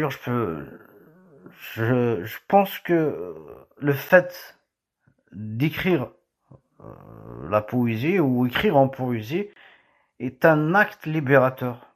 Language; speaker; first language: French; non-native, local second language; Kabyle